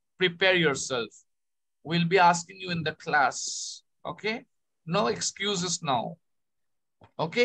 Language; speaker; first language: English; non-native, local second language; Bangla